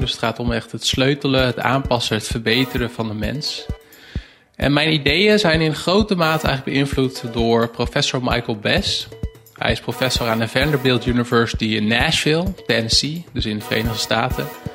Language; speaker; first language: Dutch; native; Dutch